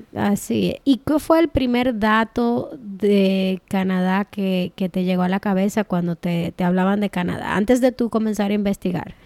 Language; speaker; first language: Spanish; native; Spanish